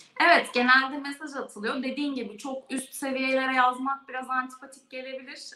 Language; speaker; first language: Turkish; native; Turkish